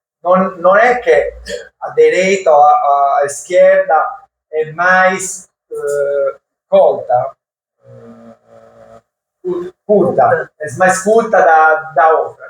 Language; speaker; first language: Portuguese; non-native, learner; Italian